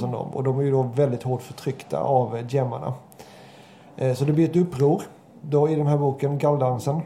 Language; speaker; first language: Swedish; native; Swedish